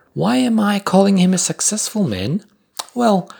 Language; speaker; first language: English; non-native, fluent; Polish